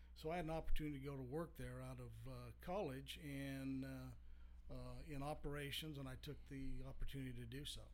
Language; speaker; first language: English; native; English